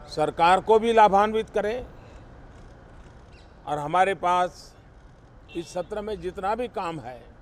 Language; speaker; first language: Hindi; non-native, local second language; Gujarati